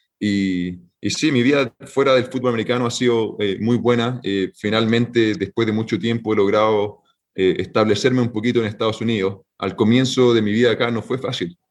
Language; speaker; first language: Spanish; native; Spanish